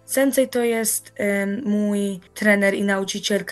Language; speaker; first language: Polish; early bilingual, heritage; Polish